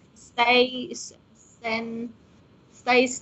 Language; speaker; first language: English; non-native, learner; Vietnamese